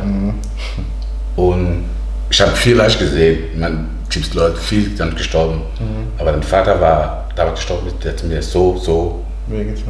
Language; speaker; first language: German; non-native, learner; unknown